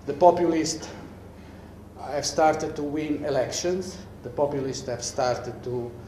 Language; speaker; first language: English; non-native, fluent; Italian